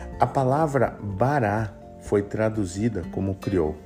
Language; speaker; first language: Portuguese; native; Portuguese